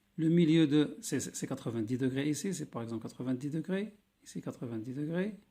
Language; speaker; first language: French; non-native, local second language; Arabic